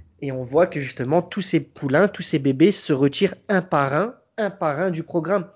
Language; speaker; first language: French; native; French